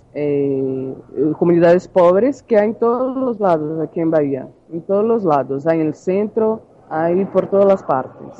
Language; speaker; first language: Spanish; non-native, learner; Portuguese